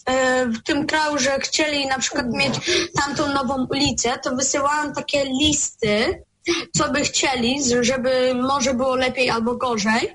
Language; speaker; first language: Polish; early bilingual, heritage; Polish